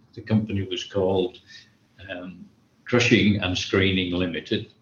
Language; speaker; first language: English; native; English